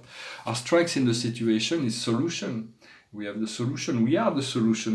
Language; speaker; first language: English; non-native, fluent; French